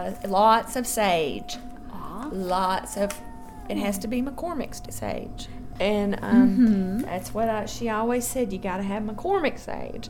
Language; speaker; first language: English; native; English